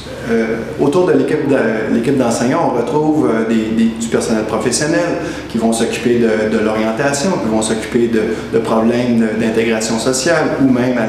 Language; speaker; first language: French; native; French